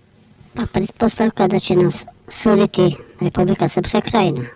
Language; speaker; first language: Croatian; native; Croatian